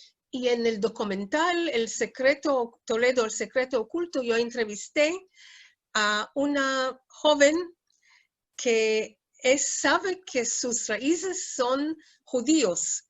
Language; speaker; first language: Spanish; early bilingual, heritage; Spanish